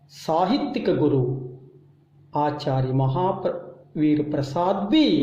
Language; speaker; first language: Hindi; non-native, local second language; Kannada